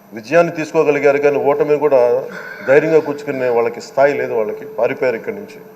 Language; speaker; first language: Telugu; native; Telugu